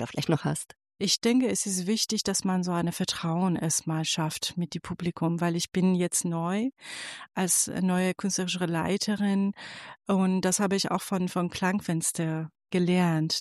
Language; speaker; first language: German; non-native, fluent; Persian